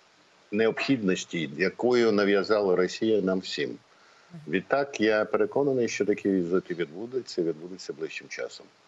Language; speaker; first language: Ukrainian; native; Ukrainian